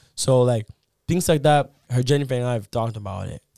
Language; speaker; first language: English; non-native, fluent; Lingala